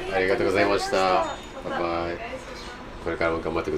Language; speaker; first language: Japanese; non-native, learner; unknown